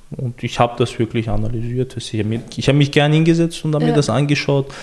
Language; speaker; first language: German; early bilingual, other home language; Chechen